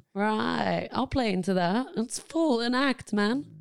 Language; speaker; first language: English; non-native, fluent; Arabic